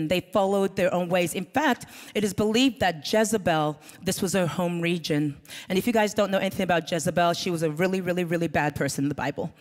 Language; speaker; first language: English; native; English